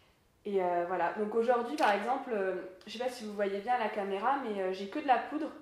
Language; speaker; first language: French; native; French